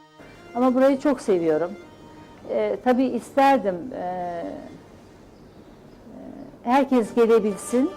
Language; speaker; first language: Turkish; non-native, local second language; Adyghe